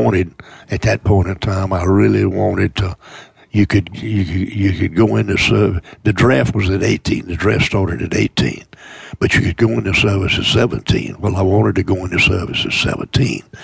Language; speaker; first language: English; native; English